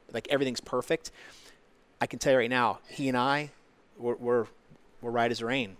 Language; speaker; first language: English; native; English